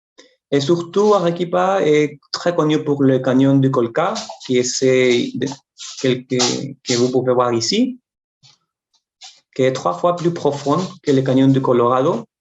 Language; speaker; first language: French; non-native, fluent; Spanish